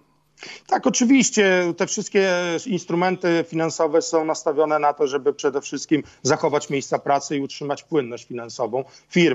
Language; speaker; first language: Polish; native; Polish